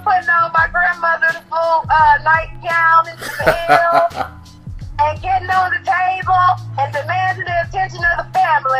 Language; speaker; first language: English; native; English